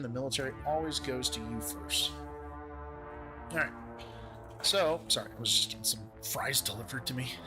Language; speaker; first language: English; native; English